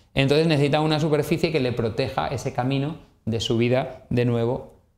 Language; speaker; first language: Spanish; native; Spanish